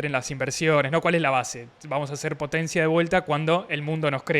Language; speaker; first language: Spanish; native; Spanish